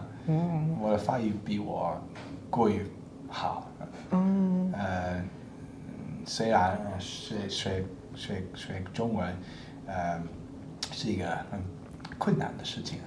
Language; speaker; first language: Chinese; non-native, learner; English